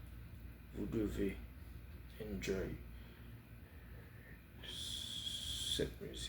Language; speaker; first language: French; non-native, fluent; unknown